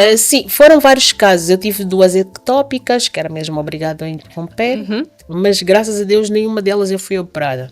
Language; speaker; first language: Portuguese; native; Portuguese